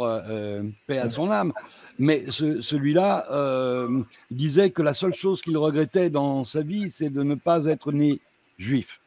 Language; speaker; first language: French; native; French